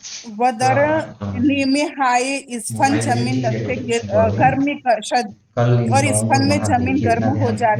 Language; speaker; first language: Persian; non-native, learner; Urdu